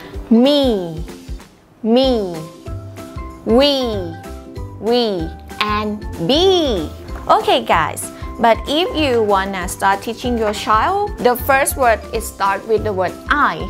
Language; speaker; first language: English; non-native, fluent; Thai